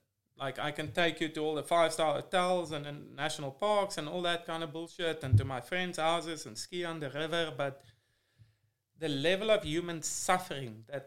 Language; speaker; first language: English; non-native, fluent; Afrikaans